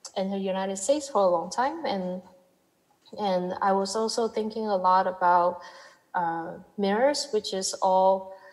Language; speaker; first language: English; non-native, fluent; Chinese